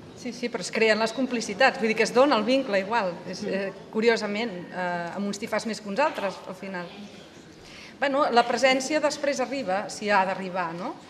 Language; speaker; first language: Catalan; native; Catalan